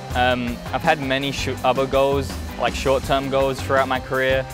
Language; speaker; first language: English; native; English